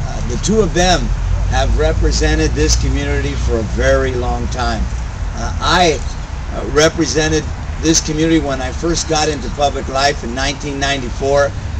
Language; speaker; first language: English; native; English